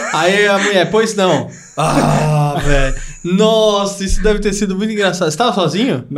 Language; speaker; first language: Portuguese; native; Portuguese